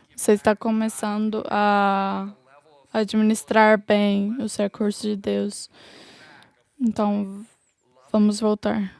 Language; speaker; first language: Portuguese; non-native, learner; English